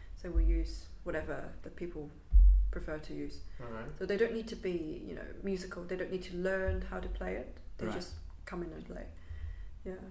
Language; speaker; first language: English; non-native, local second language; Cantonese